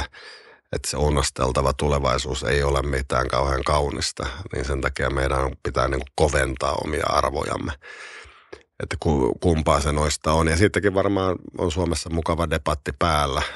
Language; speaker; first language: Finnish; native; Finnish